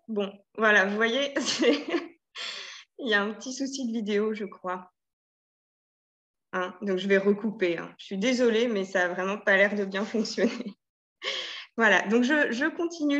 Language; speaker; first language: French; native; French